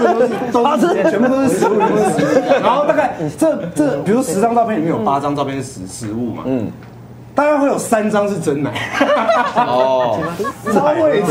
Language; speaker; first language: Chinese; native; Chinese